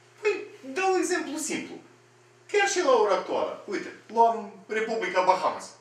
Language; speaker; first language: Romanian; non-native, fluent; Russian